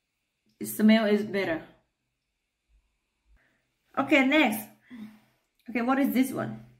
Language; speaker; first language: English; non-native, learner; Thai